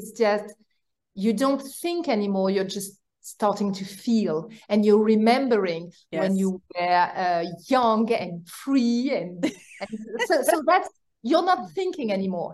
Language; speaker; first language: English; non-native, fluent; French